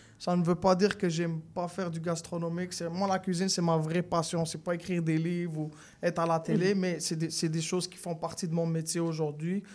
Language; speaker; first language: French; non-native, local second language; Arabic